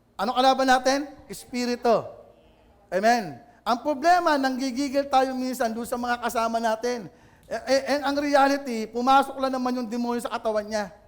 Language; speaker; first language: Filipino; native; Filipino